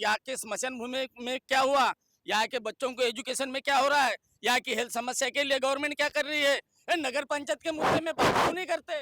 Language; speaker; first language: Hindi; non-native, local second language; Marathi